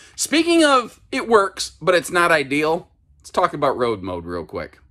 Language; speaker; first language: English; native; English